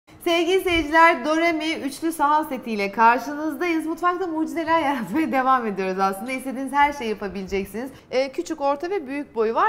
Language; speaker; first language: Turkish; native; Turkish